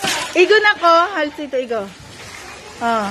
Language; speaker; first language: Korean; non-native, fluent; Filipino